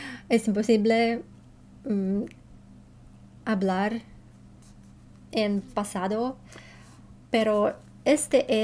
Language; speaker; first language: Spanish; non-native, learner; Russian